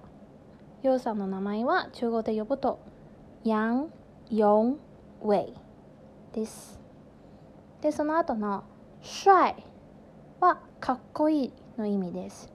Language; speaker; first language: Japanese; non-native, fluent; Chinese